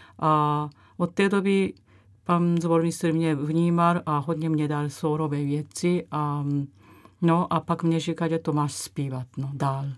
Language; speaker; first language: Czech; non-native, fluent; Japanese